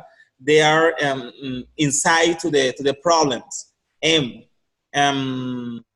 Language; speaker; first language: English; non-native, learner; Spanish